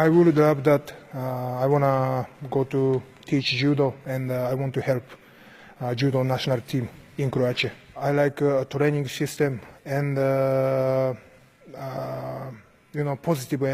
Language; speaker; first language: English; non-native, learner; Japanese